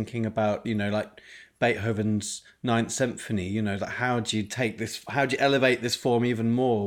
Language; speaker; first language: English; native; English